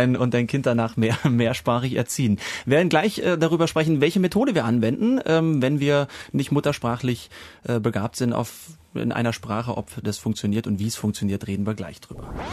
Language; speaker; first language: German; native; German